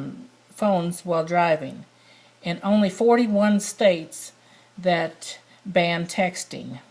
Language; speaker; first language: English; native; English